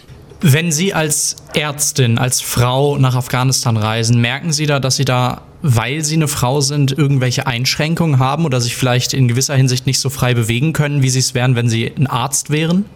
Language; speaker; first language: German; native; German